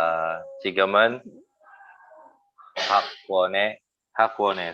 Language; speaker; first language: Korean; non-native, learner; Indonesian